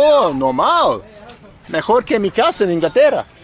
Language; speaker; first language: Spanish; non-native, learner; English